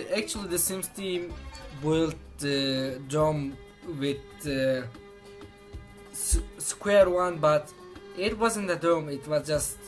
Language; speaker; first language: English; non-native, fluent; Turkish